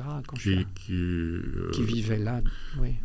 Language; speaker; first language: French; early bilingual, other home language; Albanian